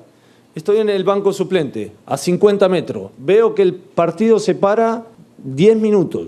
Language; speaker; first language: Spanish; non-native, fluent; Portuguese